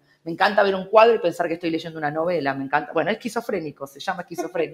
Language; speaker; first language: Spanish; native; Spanish